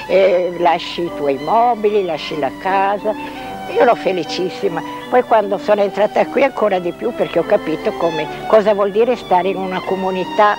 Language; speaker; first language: Italian; non-native, fluent; Hungarian